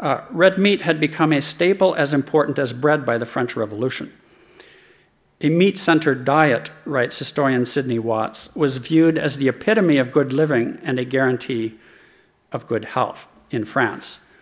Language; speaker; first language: English; native; English